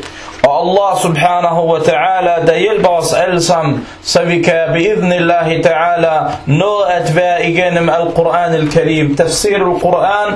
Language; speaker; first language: Danish; non-native, fluent; Arabic